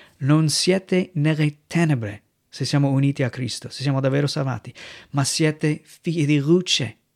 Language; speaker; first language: Italian; non-native, fluent; English